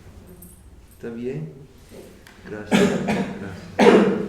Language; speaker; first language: Spanish; non-native, learner; English